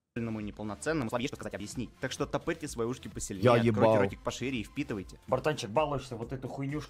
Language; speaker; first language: Russian; native; Russian